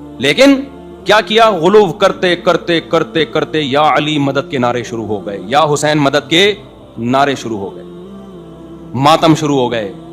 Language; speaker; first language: Urdu; native; Urdu